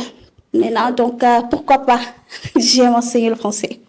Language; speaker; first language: French; non-native, fluent; Southern Sotho